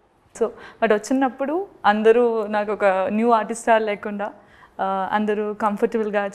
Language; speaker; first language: Telugu; non-native, learner; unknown